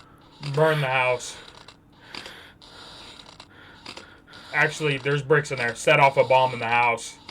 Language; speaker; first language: English; native; English